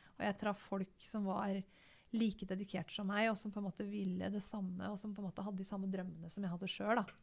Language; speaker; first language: Norwegian; native; Norwegian